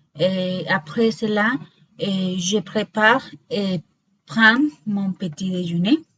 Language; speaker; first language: French; non-native, learner; Spanish